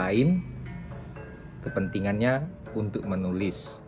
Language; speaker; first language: Indonesian; non-native, local second language; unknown